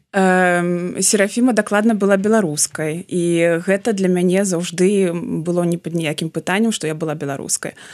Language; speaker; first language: Belarusian; non-native, local second language; Russian